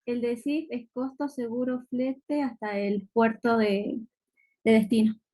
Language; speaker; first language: Spanish; native; Spanish